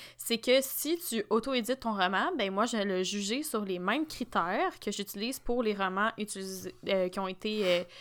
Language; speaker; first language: French; native; French